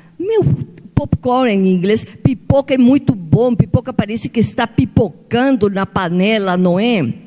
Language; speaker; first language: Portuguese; non-native, fluent; Spanish